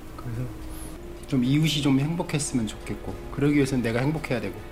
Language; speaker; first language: Korean; native; Korean